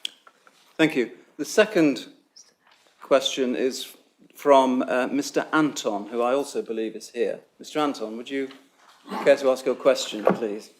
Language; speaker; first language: English; native; English